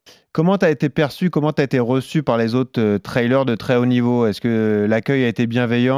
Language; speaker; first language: French; native; French